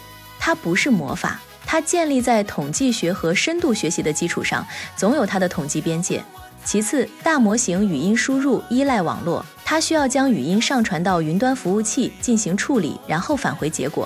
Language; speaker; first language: Chinese; native; Chinese